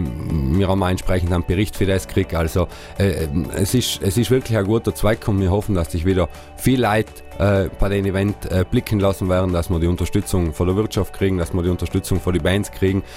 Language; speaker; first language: German; native; German